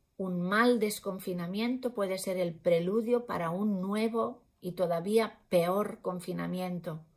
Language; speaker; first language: Spanish; non-native, local second language; Catalan